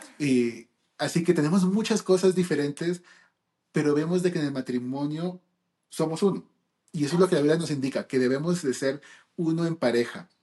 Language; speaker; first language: Spanish; early bilingual, heritage; Spanish